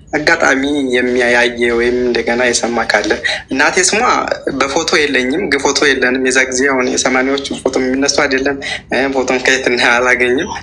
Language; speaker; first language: Amharic; native; Amharic